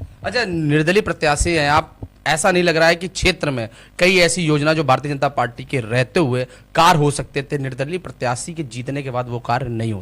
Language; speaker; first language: Hindi; native; Hindi